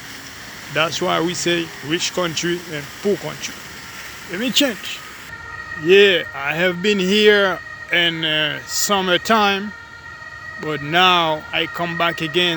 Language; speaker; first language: English; non-native, learner; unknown